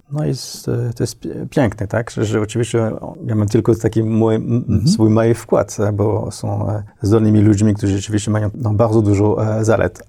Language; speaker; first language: Polish; non-native, fluent; French